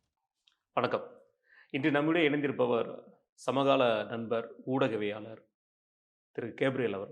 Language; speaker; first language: Tamil; native; Tamil